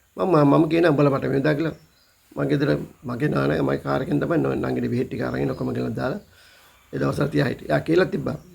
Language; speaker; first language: Sinhala; native; Sinhala